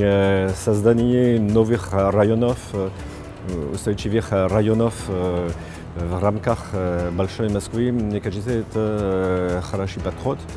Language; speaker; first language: Russian; non-native, fluent; French